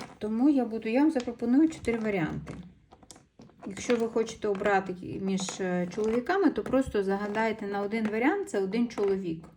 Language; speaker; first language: Ukrainian; non-native, local second language; Russian